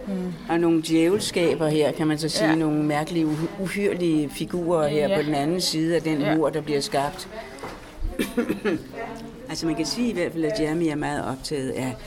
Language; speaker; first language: Danish; native; Danish